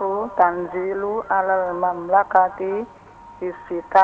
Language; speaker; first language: Arabic; non-native, learner; Indonesian